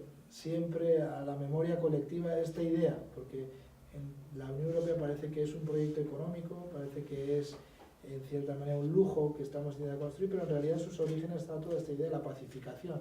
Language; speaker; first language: Spanish; native; Spanish